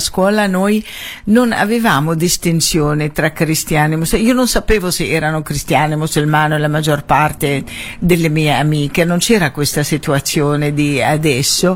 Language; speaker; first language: Italian; non-native, fluent; Arabic